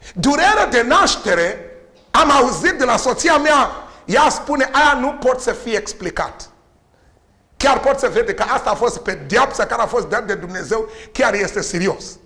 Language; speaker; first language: Romanian; non-native, learner; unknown